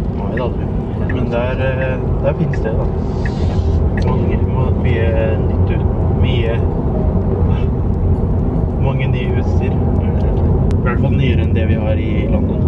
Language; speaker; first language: Norwegian; early bilingual, other home language; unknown